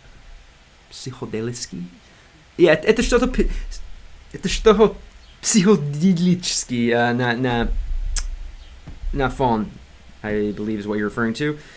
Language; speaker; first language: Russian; non-native, learner; English